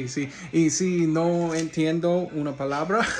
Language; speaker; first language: Spanish; non-native, learner; English